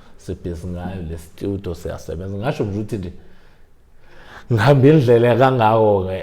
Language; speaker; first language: Zulu; native; Zulu